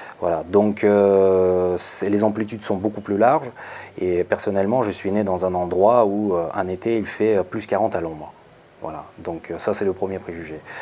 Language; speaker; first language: French; non-native, fluent; Russian